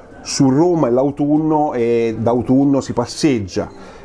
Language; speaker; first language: Italian; native; Italian